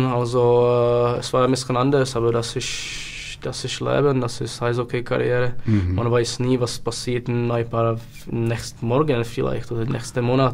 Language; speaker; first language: German; non-native, learner; Czech